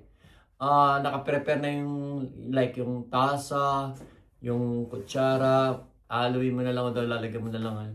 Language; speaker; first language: Filipino; native; Filipino